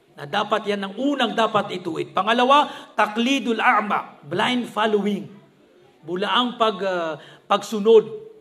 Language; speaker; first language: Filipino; non-native, local second language; Maranao